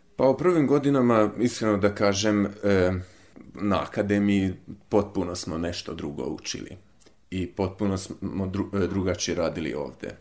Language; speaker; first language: Serbian; non-native, local second language; Hungarian